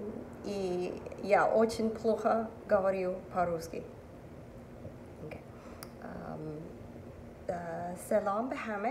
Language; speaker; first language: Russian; non-native, learner; English